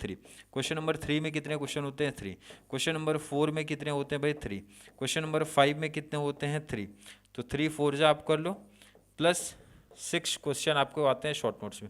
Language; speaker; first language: Hindi; native; Hindi